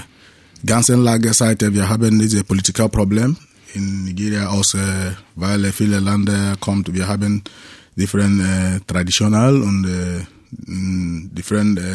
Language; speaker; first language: German; non-native, learner; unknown